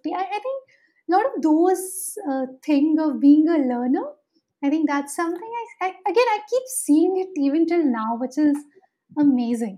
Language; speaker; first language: English; non-native, local second language; Hindi